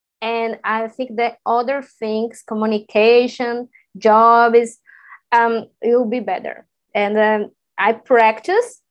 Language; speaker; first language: English; non-native, learner; Portuguese